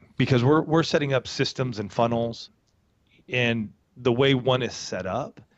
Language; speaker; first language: English; native; English